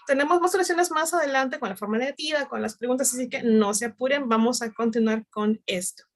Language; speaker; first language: Spanish; native; Spanish